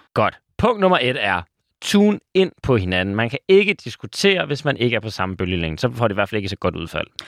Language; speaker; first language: Danish; native; Danish